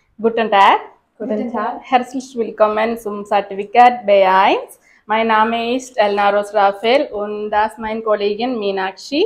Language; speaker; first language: German; non-native, learner; Malayalam